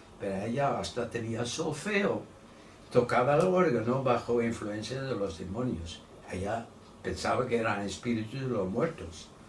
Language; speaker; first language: Spanish; non-native, fluent; Dutch